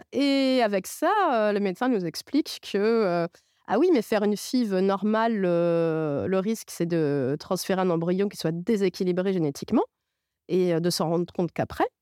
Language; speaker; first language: French; non-native, local second language; Arabic